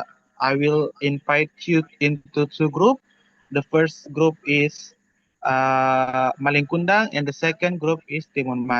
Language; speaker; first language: English; non-native, learner; Indonesian